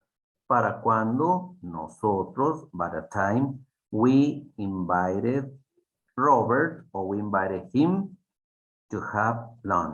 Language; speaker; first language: English; non-native, fluent; Spanish